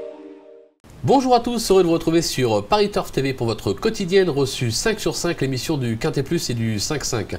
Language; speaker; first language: French; native; French